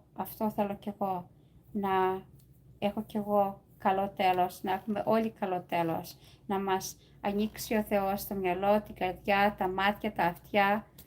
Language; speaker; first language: Greek; early bilingual, other home language; English